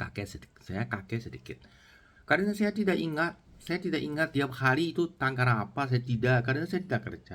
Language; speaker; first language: Indonesian; non-native, learner; Chinese